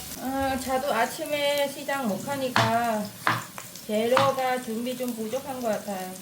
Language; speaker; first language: Korean; non-native, learner; Vietnamese